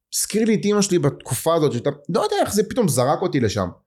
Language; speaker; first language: Hebrew; native; Hebrew